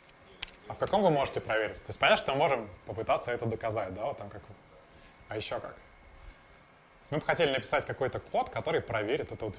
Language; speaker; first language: Russian; native; Russian